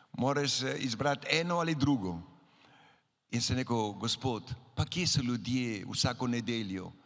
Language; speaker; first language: Slovenian; early bilingual, heritage; Slovenian